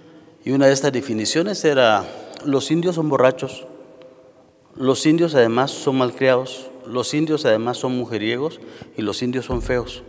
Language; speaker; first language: Spanish; native; Spanish